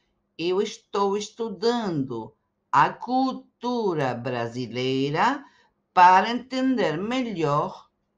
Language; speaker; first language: Portuguese; non-native, fluent; Spanish